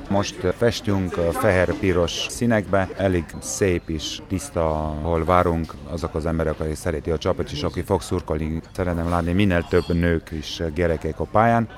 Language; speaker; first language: Hungarian; non-native, fluent; Romanian